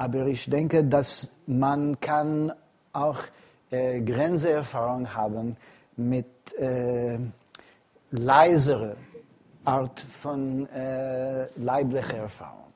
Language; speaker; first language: German; non-native, fluent; English